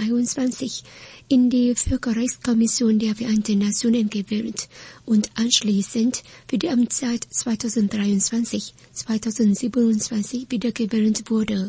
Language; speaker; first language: German; non-native, fluent; Vietnamese